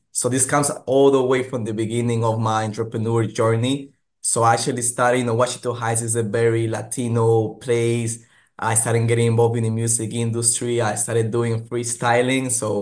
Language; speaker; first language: English; native; English